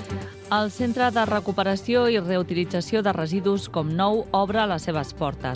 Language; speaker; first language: Catalan; native; Catalan